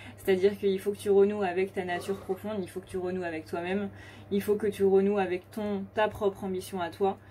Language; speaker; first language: French; native; French